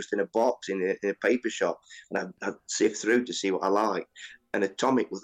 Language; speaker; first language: English; native; English